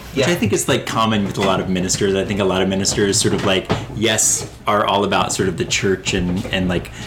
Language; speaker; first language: English; native; English